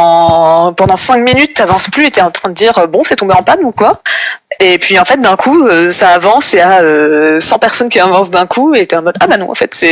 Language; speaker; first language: French; native; French